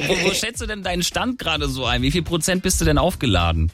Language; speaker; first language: German; native; German